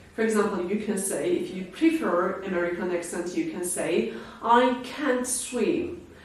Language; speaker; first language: English; non-native, fluent; Georgian